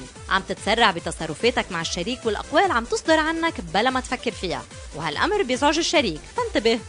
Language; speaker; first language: Arabic; native; Arabic